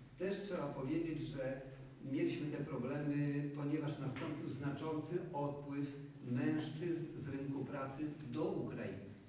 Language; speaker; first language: Polish; native; Polish